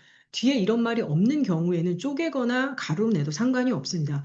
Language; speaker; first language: Korean; native; Korean